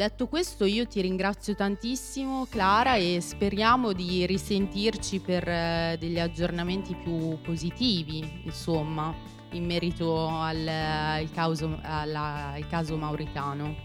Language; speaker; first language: Italian; native; Italian